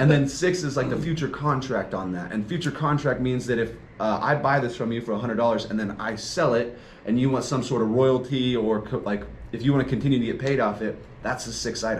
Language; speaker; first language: English; native; English